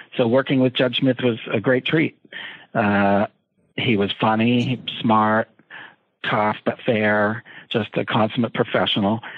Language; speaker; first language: English; native; English